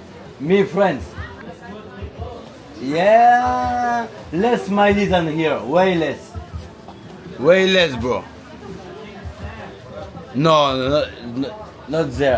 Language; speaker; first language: English; non-native, learner; French